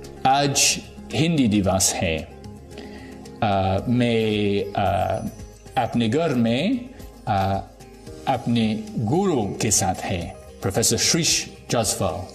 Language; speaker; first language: Hindi; non-native, learner; English